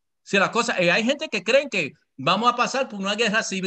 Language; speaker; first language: Spanish; early bilingual, heritage; Spanish